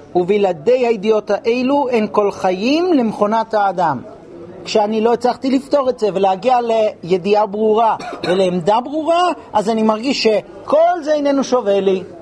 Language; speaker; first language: Hebrew; non-native, fluent; English